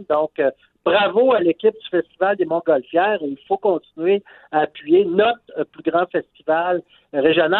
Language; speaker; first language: French; native; French